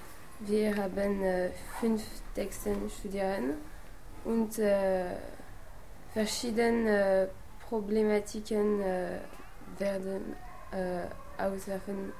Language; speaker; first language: German; non-native, learner; French